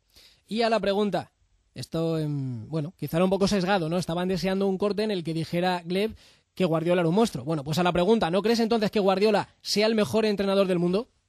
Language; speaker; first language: Spanish; native; Spanish